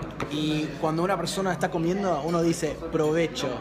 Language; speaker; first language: Spanish; native; Spanish